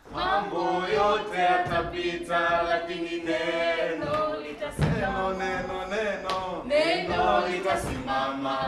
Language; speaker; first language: German; non-native, learner; Swahili